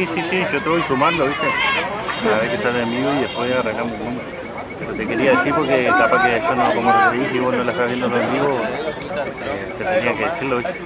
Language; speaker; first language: Spanish; native; Spanish